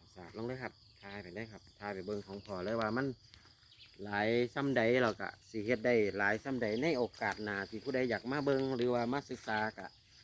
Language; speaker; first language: Thai; native; Thai